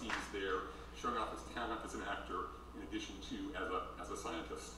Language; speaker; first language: English; native; English